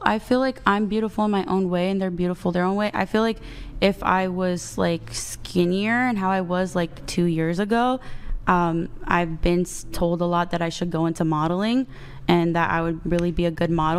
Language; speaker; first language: English; early bilingual, other home language; Portuguese